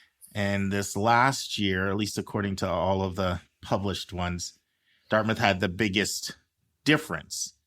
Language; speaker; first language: English; native; English